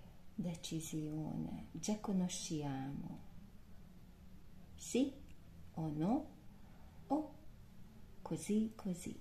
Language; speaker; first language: Italian; non-native, learner; Hungarian